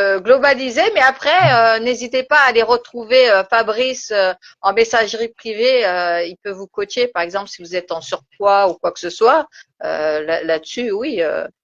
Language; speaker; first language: French; native; French